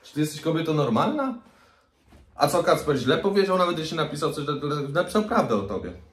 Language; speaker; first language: Polish; native; Polish